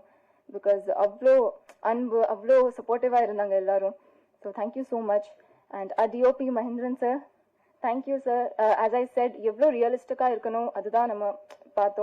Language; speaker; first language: Tamil; non-native, fluent; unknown